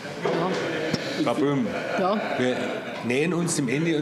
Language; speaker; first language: German; native; German